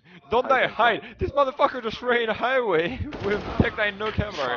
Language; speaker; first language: English; non-native, fluent; French